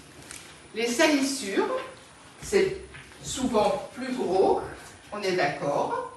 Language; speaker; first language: French; native; French